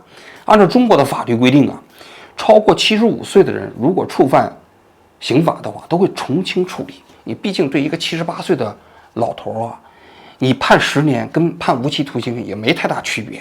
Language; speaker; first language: Chinese; native; Chinese